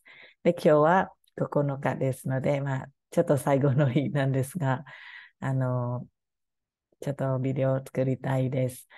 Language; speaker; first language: Japanese; non-native, learner; Khmer